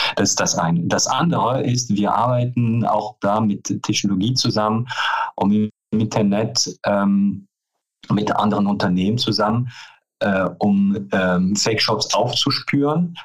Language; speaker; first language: German; non-native, fluent; French